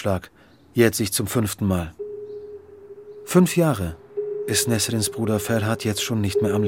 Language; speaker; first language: German; native; German